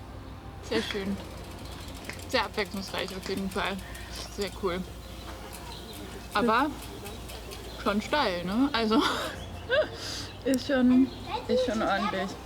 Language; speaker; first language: German; native; German